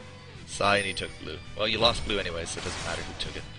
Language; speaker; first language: English; native; English